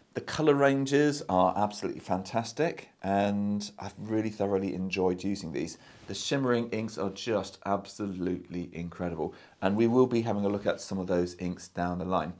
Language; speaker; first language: English; native; English